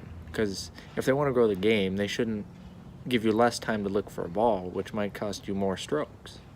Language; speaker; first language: English; native; English